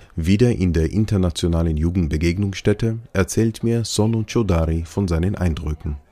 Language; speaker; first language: German; non-native, fluent; Hebrew